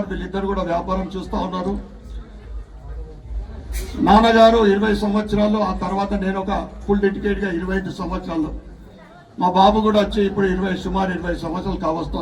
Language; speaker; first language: Telugu; native; Telugu